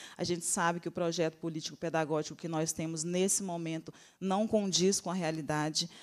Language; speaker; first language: Portuguese; native; Portuguese